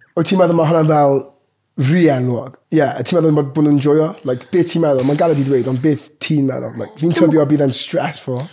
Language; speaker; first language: Welsh; non-native, local second language; English